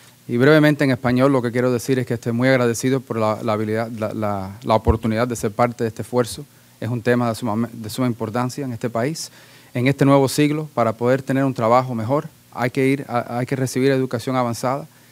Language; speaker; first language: Spanish; early bilingual, heritage; Spanish